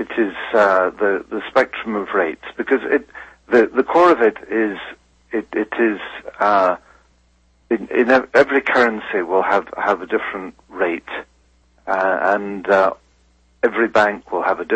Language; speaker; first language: English; native; English